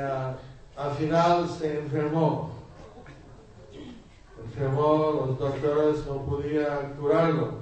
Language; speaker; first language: Spanish; non-native, learner; English